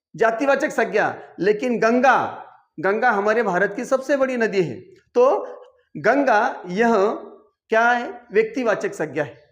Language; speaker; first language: Hindi; non-native, local second language; Marathi